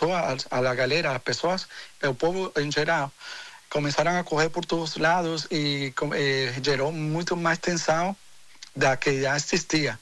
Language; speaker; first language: Portuguese; non-native, fluent; Spanish